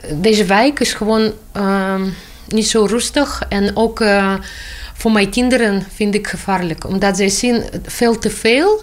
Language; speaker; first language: Dutch; non-native, learner; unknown